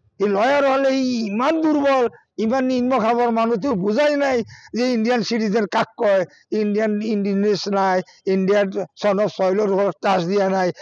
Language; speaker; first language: Assamese; non-native, local second language; Bangla